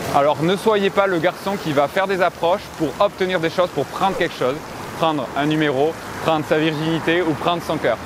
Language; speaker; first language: French; native; French